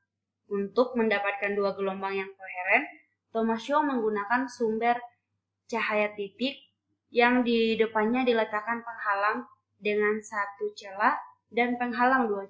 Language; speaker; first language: Indonesian; native; Indonesian